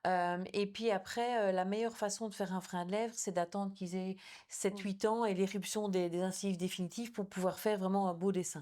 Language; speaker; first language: French; native; French